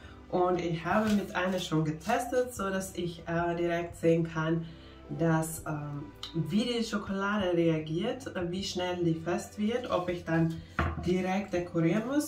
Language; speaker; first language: German; non-native, fluent; Finnish